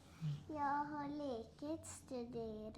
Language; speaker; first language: Swedish; early bilingual, other home language; Malayalam